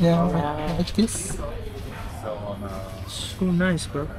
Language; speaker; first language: English; non-native, learner; Korean